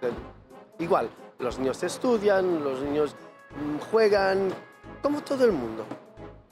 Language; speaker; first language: Spanish; native; Spanish